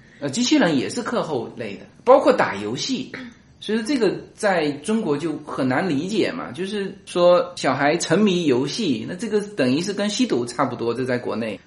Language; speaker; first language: Chinese; native; Chinese